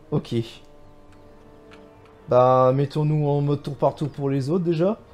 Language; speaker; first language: French; native; French